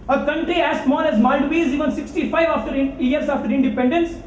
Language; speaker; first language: English; non-native, local second language; Kannada